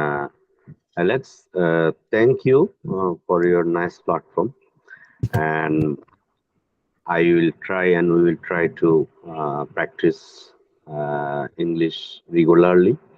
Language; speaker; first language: English; non-native, learner; Bangla